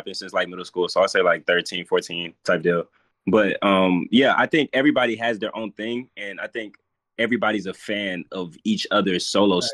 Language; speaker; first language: English; native; English